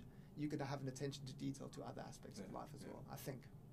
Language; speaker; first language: English; native; English